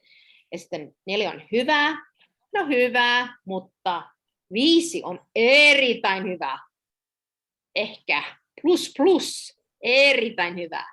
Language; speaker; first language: Finnish; non-native, learner; English